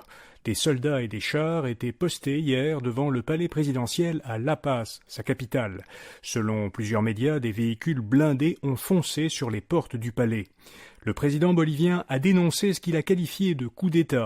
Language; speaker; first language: French; native; French